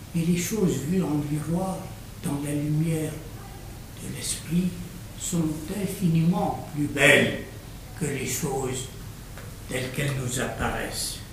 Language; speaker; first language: French; non-native, local second language; Arabic